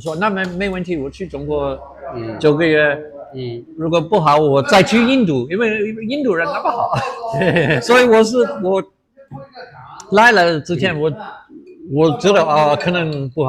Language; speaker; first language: Chinese; non-native, fluent; English